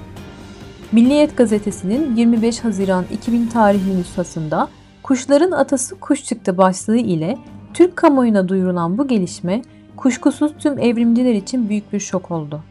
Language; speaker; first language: Turkish; native; Turkish